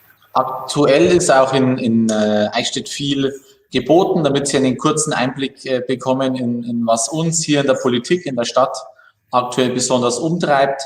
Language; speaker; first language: German; native; German